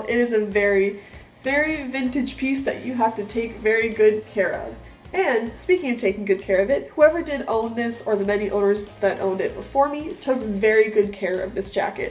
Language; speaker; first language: English; native; English